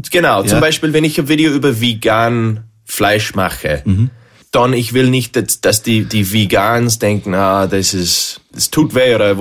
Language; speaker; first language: German; non-native, fluent; English